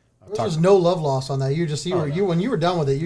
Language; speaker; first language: English; native; English